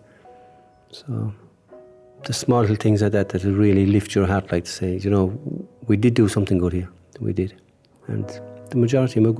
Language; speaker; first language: English; native; English